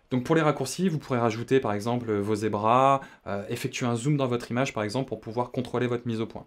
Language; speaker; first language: French; native; French